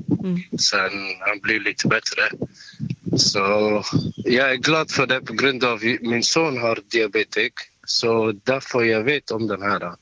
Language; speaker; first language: Swedish; non-native, fluent; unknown